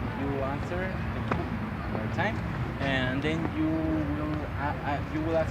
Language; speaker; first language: English; non-native, learner; Spanish